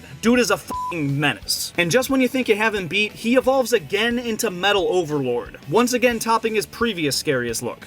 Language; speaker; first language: English; native; English